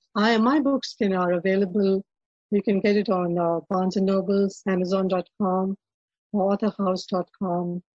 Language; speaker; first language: English; non-native, local second language; Telugu